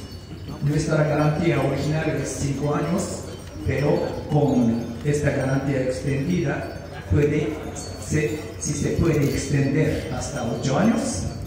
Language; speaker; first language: Spanish; non-native, learner; Japanese